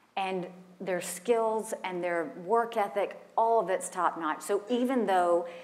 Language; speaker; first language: English; native; English